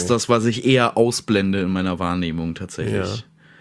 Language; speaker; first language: German; native; German